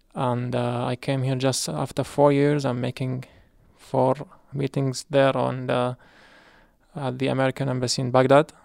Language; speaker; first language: English; non-native, fluent; Arabic